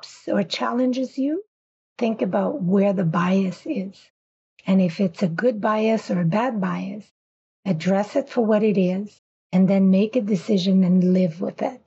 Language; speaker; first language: English; non-native, fluent; French